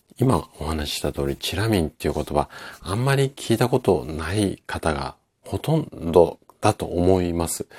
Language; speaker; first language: Japanese; native; Japanese